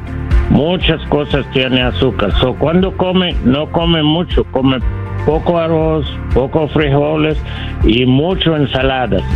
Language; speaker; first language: Spanish; non-native, learner; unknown